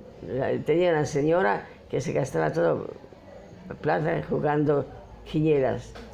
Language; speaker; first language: Spanish; non-native, fluent; Polish